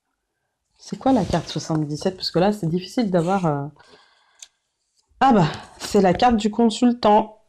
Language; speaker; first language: French; native; French